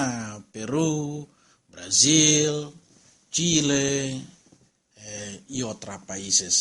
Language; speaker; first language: Spanish; non-native, learner; Indonesian